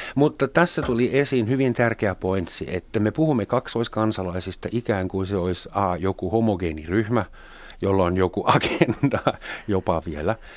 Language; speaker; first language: Finnish; non-native, fluent; German